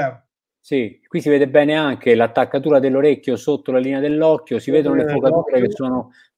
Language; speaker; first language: Italian; native; Italian